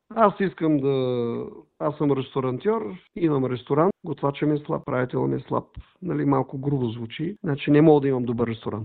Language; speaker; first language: Bulgarian; native; Bulgarian